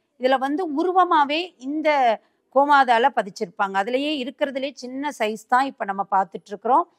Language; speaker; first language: Tamil; native; Tamil